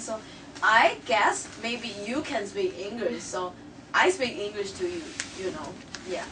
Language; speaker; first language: English; non-native, local second language; Chinese